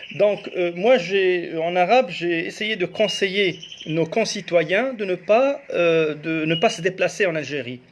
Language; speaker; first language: French; non-native, local second language; Arabic